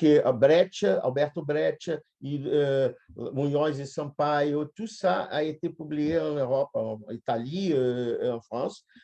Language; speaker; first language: French; non-native, fluent; Portuguese